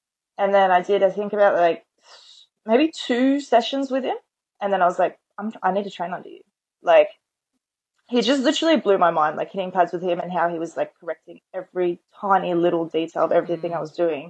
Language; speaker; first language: English; native; English